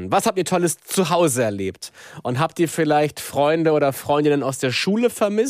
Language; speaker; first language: German; native; German